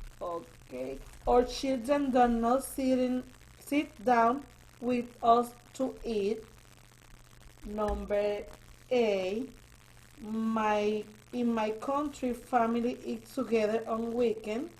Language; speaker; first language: English; non-native, learner; Spanish